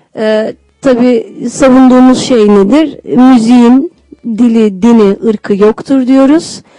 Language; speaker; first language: Turkish; non-native, local second language; Kurdish